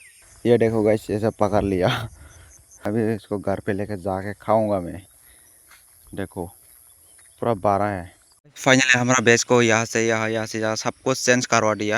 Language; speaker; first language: Hindi; non-native, local second language; Kok Borok